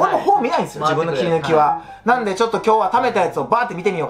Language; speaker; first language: Japanese; native; Japanese